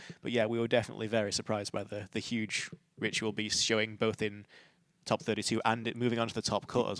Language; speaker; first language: English; native; English